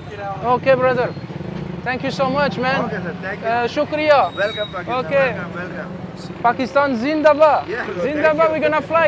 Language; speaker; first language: English; non-native, learner; French